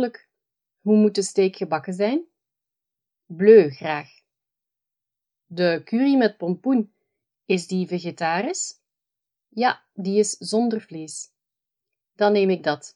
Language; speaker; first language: English; non-native, fluent; Dutch